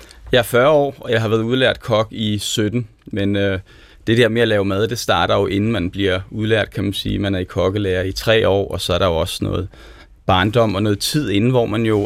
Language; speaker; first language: Danish; native; Danish